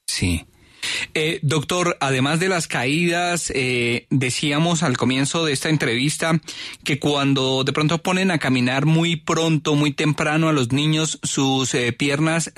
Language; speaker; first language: Spanish; native; Spanish